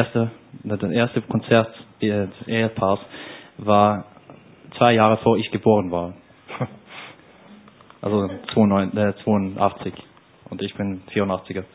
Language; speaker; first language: German; non-native, learner; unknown